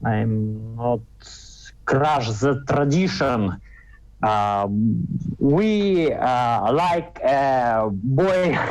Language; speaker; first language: English; non-native, learner; Russian